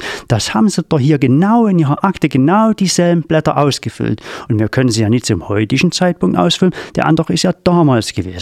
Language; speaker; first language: German; native; German